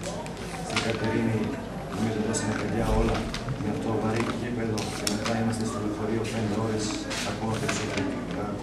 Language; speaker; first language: Greek; non-native, fluent; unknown